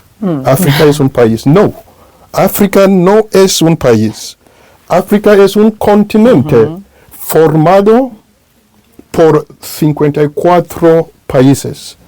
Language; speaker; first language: Spanish; non-native, fluent; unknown